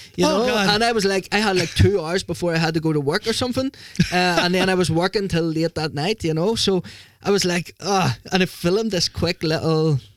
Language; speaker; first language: English; native; English